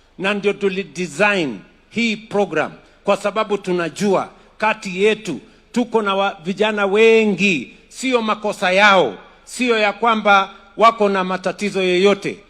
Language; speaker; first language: Swahili; non-native, local second language; Kalenjin